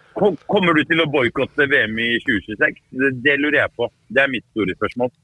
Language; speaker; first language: Norwegian; early bilingual, other home language; Arabic